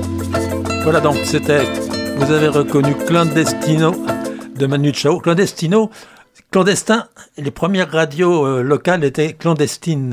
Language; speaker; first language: French; native; French